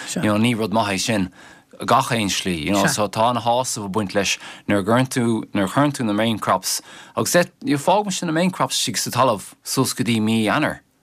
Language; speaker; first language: Irish; native; Irish